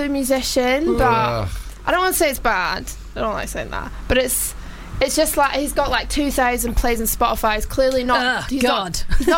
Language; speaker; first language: English; native; English